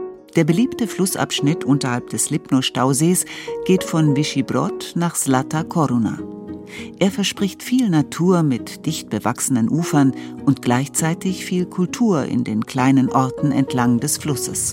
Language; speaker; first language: German; native; German